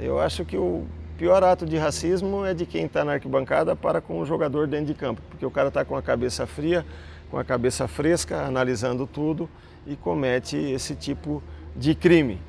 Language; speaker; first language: Portuguese; native; Portuguese